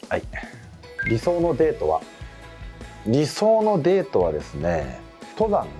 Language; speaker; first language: Japanese; native; Japanese